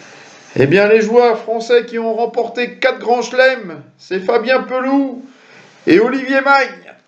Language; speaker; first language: French; native; French